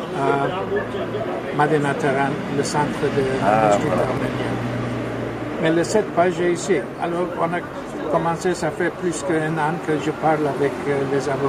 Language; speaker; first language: French; non-native, fluent; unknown